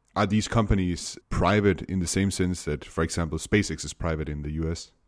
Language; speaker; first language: English; non-native, fluent; Danish